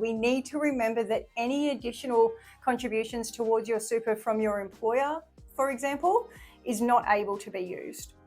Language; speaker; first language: English; native; English